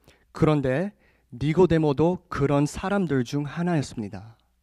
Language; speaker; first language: Korean; early bilingual, heritage; Korean